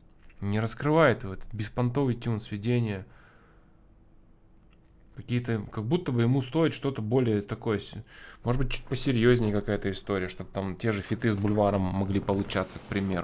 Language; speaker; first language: Russian; native; Russian